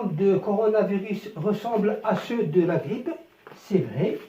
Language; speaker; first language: French; non-native, local second language; Arabic